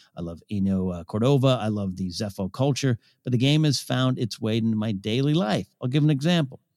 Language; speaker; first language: English; early bilingual, other home language; Ukrainian